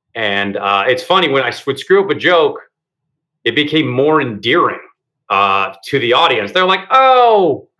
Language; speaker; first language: English; native; English